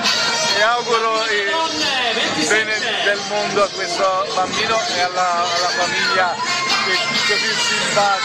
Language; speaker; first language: Italian; native; Italian